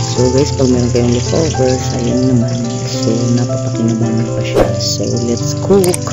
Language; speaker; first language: Filipino; non-native, local second language; Cebuano